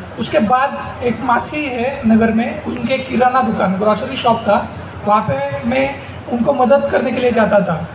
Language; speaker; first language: Hindi; non-native, local second language; Marathi